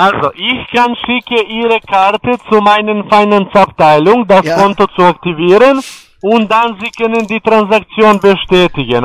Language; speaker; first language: German; non-native, learner; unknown